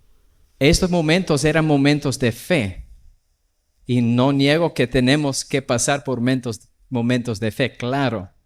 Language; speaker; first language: Spanish; non-native, fluent; English